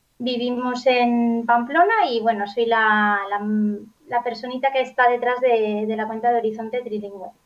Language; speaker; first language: Spanish; non-native, local second language; Catalan